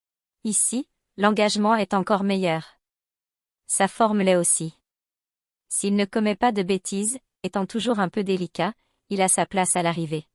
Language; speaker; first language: French; native; French